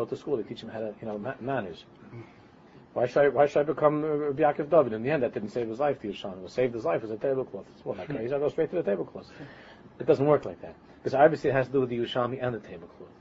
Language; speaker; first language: English; native; English